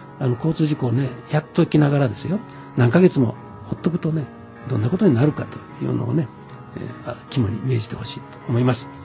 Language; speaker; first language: Japanese; native; Japanese